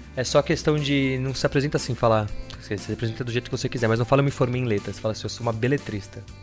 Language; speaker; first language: Portuguese; native; Portuguese